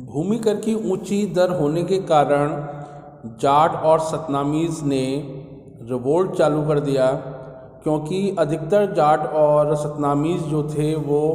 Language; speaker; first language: Hindi; native; Hindi